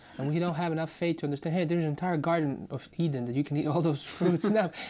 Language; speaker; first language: English; non-native, fluent; Croatian